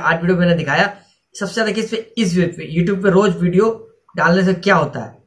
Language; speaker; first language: Hindi; native; Hindi